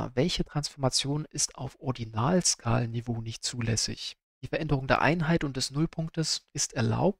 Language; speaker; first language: German; native; German